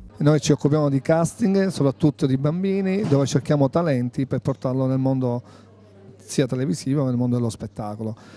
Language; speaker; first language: Italian; native; Italian